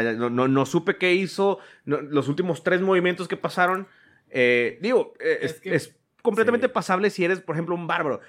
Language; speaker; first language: Spanish; native; Spanish